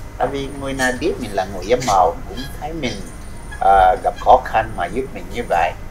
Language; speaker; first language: Vietnamese; non-native, fluent; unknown